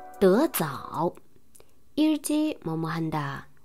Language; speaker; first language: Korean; non-native, fluent; Chinese